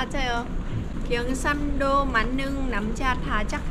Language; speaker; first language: Korean; non-native, learner; Vietnamese